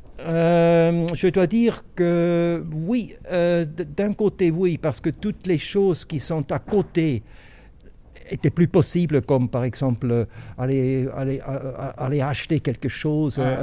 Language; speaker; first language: French; non-native, local second language; German